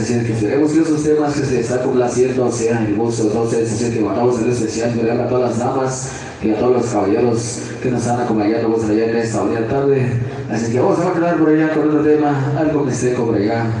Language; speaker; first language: Spanish; non-native, local second language; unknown